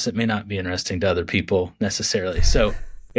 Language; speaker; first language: English; native; English